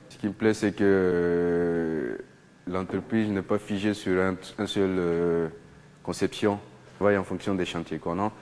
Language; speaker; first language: French; non-native, local second language; Arabic